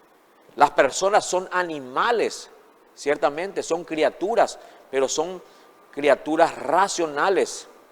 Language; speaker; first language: Spanish; native; Spanish